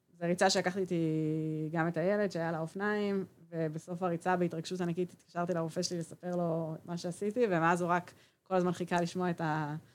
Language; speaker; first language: Hebrew; native; Hebrew